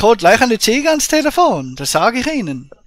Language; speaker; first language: German; native; German